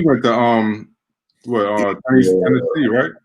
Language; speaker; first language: English; native; English